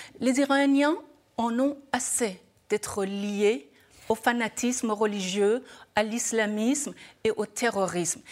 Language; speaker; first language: French; non-native, fluent; Persian